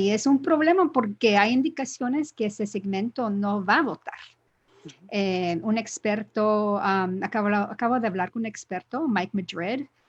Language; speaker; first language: Spanish; early bilingual, other home language; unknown